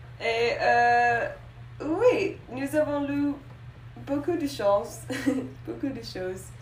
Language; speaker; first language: French; non-native, learner; English